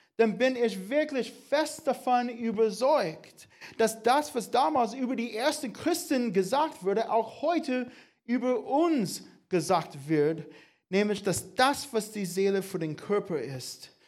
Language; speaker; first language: German; non-native, fluent; English